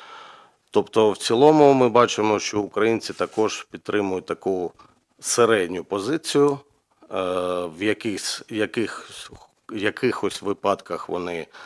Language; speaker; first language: Ukrainian; native; Ukrainian